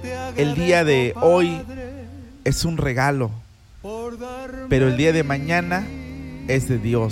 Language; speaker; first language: Spanish; native; Spanish